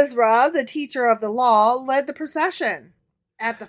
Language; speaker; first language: English; native; English